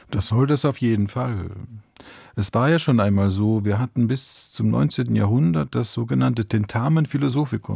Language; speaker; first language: German; early bilingual, other home language; Italian